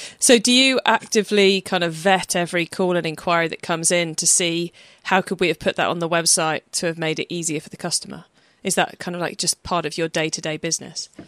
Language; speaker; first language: English; native; English